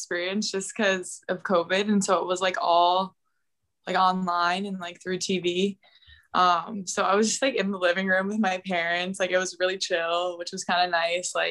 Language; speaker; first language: English; native; English